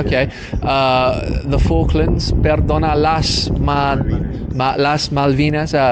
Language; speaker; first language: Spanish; non-native, learner; English